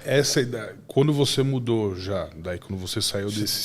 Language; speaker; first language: Portuguese; native; Portuguese